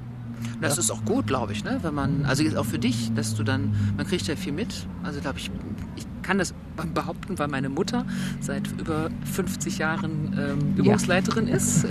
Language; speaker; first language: German; native; German